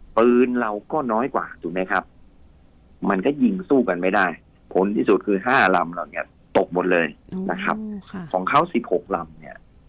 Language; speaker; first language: Thai; native; Thai